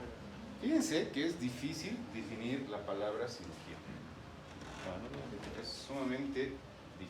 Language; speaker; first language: Spanish; native; Spanish